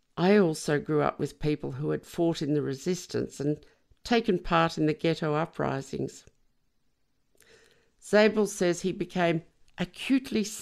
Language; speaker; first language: English; non-native, local second language; Yiddish